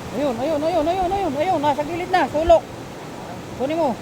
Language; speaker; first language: Filipino; native; Filipino